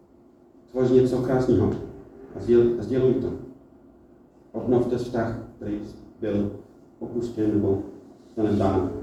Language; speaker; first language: Czech; non-native, fluent; English